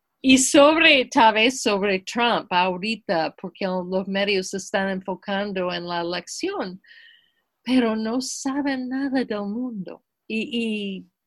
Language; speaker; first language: Spanish; non-native, fluent; English